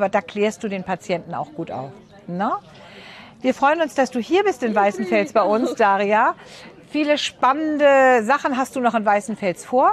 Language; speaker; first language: German; native; German